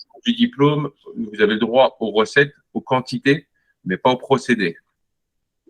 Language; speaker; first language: French; native; French